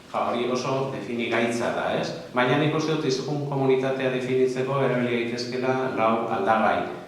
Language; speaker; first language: Basque; non-native, local second language; Spanish